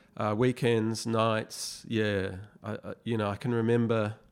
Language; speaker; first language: English; native; English